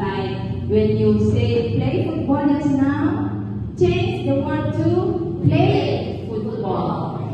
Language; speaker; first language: English; non-native, learner; Indonesian